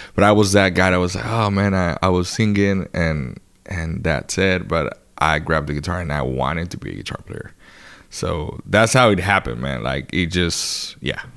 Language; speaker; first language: English; non-native, fluent; Spanish